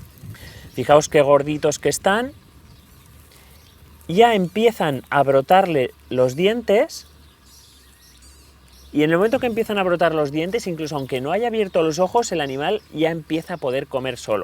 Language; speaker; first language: Spanish; native; Spanish